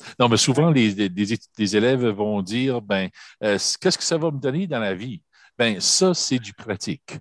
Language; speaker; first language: French; native; French